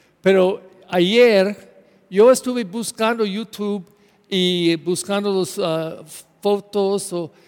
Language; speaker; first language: Spanish; non-native, learner; English